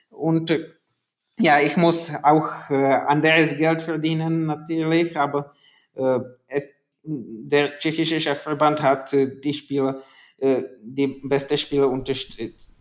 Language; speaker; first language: German; non-native, learner; Czech